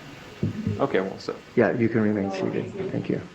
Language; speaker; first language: English; native; English